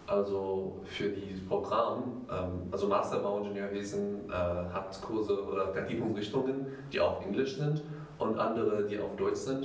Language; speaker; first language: German; non-native, fluent; Arabic